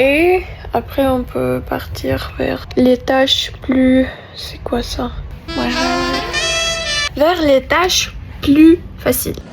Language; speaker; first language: French; non-native, fluent; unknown